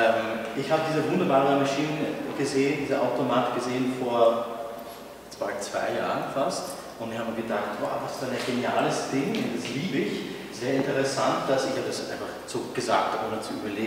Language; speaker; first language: German; non-native, fluent; English